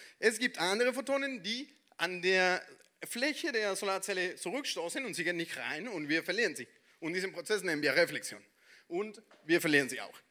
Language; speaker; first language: German; non-native, fluent; Spanish